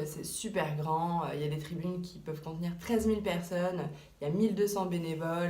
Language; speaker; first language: French; native; French